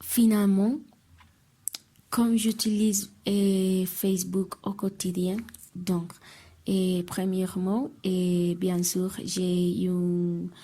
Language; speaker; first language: French; non-native, learner; Spanish